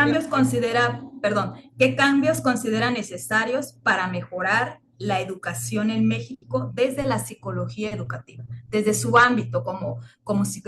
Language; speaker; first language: Spanish; native; Spanish